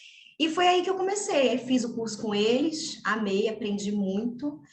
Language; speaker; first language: Portuguese; native; Portuguese